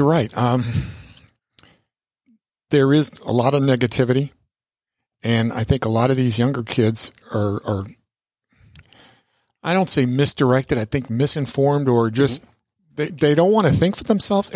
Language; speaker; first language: English; early bilingual, other home language; Italian